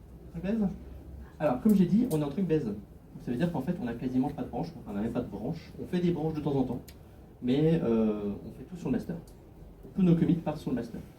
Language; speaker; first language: French; native; French